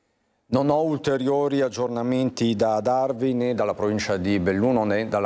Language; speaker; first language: Italian; native; Italian